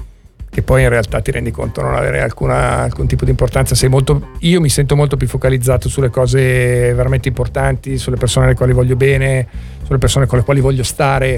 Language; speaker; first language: Italian; native; Italian